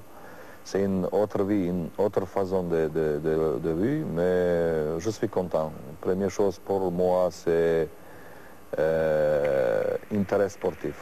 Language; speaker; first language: French; non-native, learner; Serbian